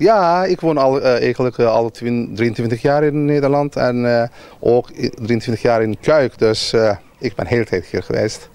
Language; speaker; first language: Dutch; non-native, learner; Turkish